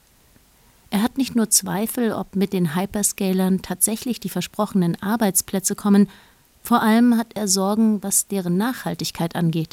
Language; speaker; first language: German; native; German